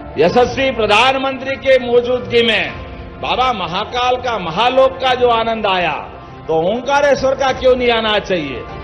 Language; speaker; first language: Hindi; native; Hindi